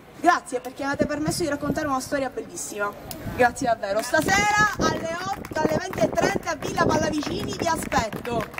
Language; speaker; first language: Italian; native; Italian